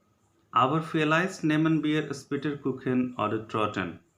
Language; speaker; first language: German; non-native, learner; Hindi